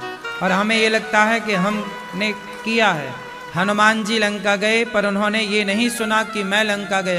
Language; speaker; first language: Hindi; native; Hindi